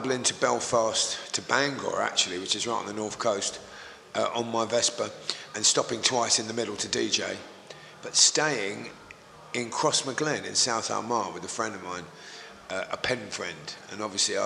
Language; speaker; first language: English; native; English